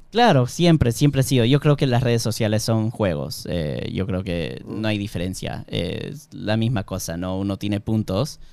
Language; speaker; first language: Spanish; early bilingual, heritage; Spanish